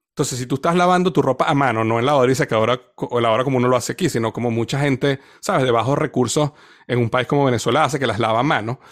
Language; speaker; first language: Spanish; native; Spanish